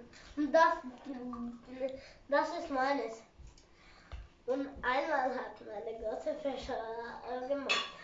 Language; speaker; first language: German; early bilingual, other home language; Urdu